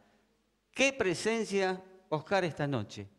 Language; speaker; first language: Spanish; native; Spanish